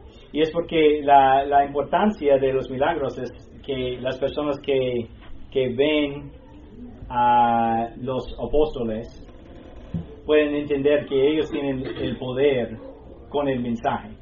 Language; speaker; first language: Spanish; non-native, learner; English